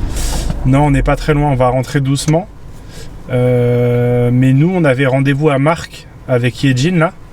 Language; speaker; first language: French; native; French